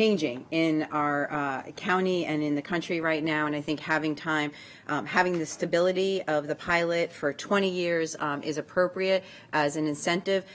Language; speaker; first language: English; native; English